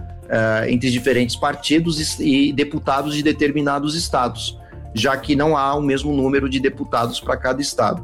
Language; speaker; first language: Portuguese; native; Portuguese